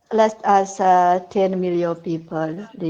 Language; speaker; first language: English; non-native, learner; Hungarian